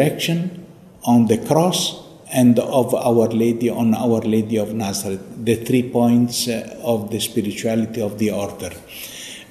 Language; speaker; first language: English; non-native, fluent; Italian